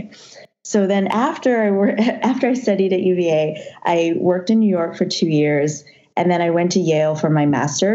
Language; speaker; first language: English; non-native, local second language; Cantonese